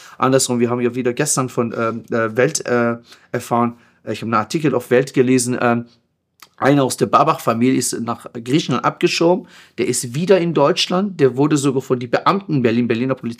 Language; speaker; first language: German; non-native, fluent; Persian